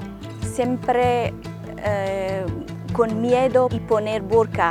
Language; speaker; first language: Spanish; non-native, learner; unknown